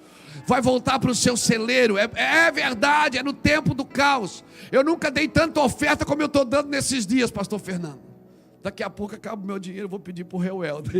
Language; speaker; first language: Portuguese; native; Portuguese